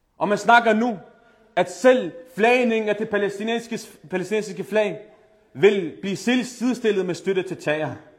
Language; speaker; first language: Danish; early bilingual, other home language; Arabic